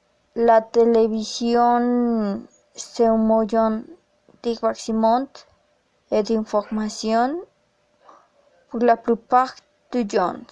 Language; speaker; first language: French; non-native, learner; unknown